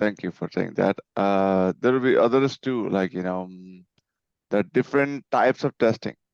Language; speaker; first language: English; non-native, local second language; Nepali